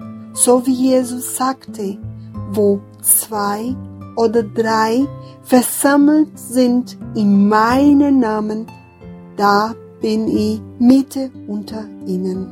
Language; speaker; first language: German; non-native, fluent; Portuguese